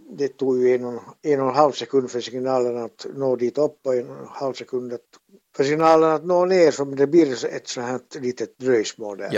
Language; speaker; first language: Swedish; native; Swedish